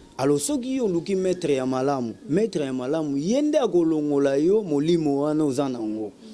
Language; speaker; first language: Lingala; non-native, local second language; Kongo